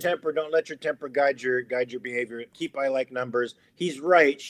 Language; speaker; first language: English; native; English